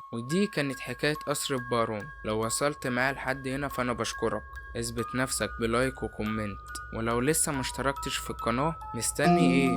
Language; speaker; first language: Arabic; native; Arabic